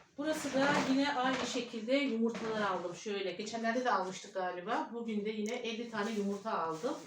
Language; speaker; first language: Turkish; early bilingual, heritage; Turkish